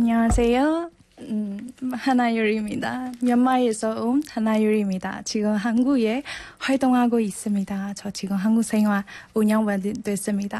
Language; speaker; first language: Korean; non-native, learner; Burmese